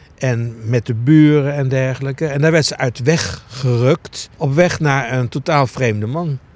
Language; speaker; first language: Dutch; early bilingual, other home language; Greek